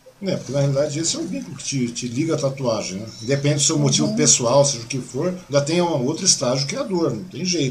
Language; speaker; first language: Portuguese; native; Portuguese